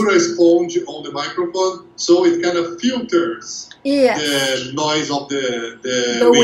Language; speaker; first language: English; non-native, fluent; Portuguese